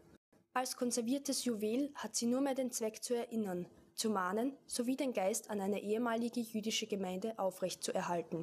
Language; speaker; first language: German; native; German